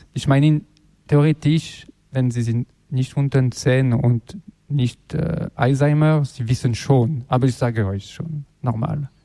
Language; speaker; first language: German; non-native, fluent; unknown